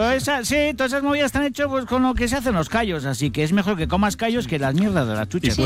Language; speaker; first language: Spanish; native; Spanish